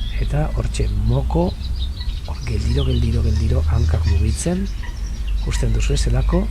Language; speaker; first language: Basque; native; Basque